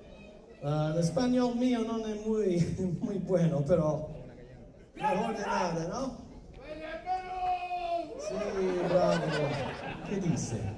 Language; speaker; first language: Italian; early bilingual, heritage; Italian